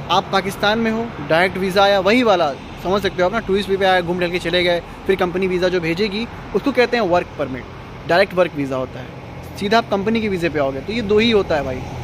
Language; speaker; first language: Hindi; native; Hindi